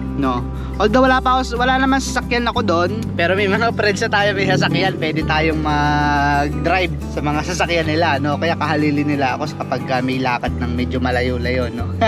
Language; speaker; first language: Filipino; native; Filipino